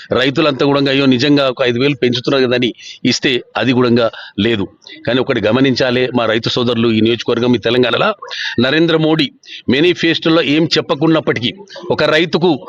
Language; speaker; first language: Telugu; native; Telugu